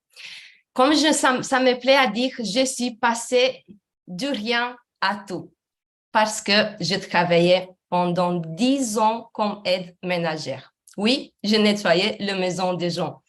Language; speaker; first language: French; non-native, fluent; Romanian